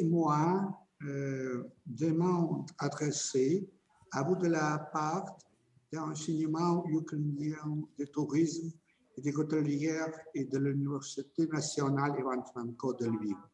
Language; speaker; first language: French; non-native, fluent; Ukrainian